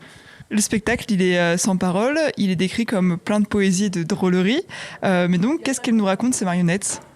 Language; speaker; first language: French; native; French